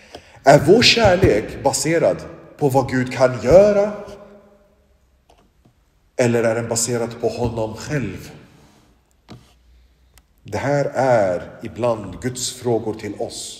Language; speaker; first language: Swedish; non-native, local second language; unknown